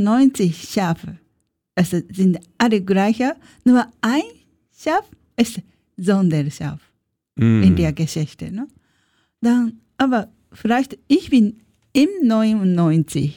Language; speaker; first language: German; non-native, learner; Japanese